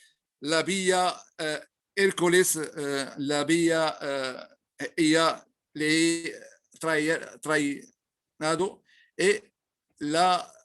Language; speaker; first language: Spanish; non-native, learner; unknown